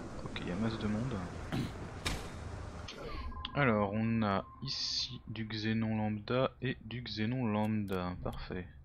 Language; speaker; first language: French; native; French